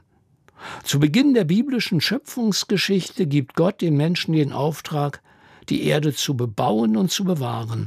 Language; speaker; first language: German; native; German